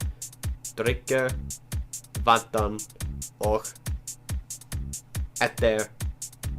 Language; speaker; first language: Swedish; non-native, learner; English